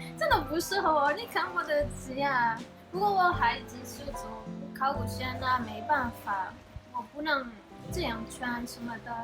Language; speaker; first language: Chinese; non-native, fluent; Portuguese